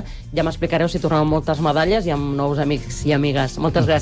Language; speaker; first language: Catalan; native; Catalan